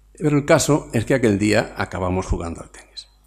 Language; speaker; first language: Spanish; native; Spanish